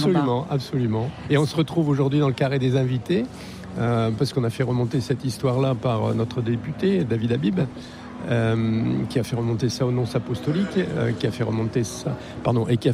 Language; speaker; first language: French; native; French